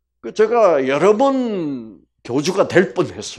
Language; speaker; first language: Korean; native; Korean